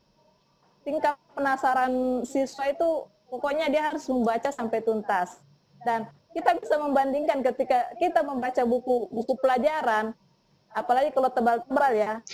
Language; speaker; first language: Indonesian; native; Indonesian